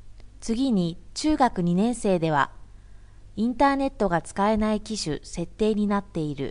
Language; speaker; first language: Japanese; native; Japanese